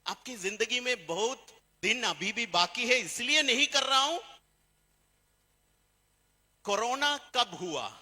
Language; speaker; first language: Hindi; non-native, fluent; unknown